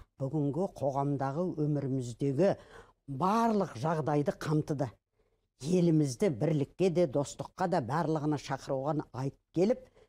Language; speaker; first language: Kazakh; early bilingual, other home language; Azerbaijani